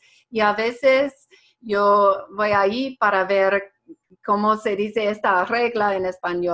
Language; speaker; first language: Spanish; non-native, fluent; English